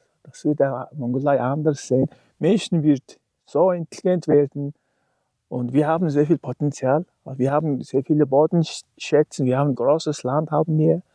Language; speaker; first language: German; non-native, learner; Mongolian